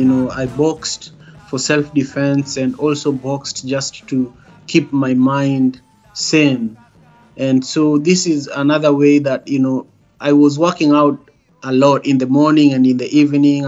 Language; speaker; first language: English; non-native, local second language; Luo (Kenya and Tanzania)